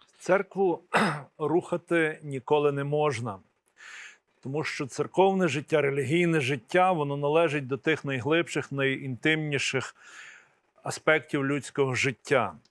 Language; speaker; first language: Ukrainian; native; Ukrainian